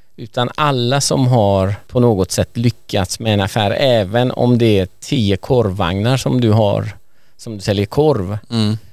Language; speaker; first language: Swedish; early bilingual, other home language; Persian